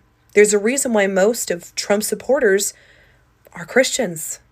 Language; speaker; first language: English; native; English